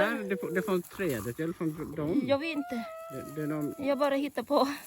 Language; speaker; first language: Swedish; non-native, learner; Thai